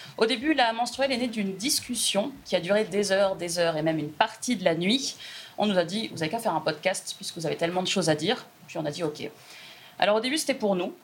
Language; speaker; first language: French; native; French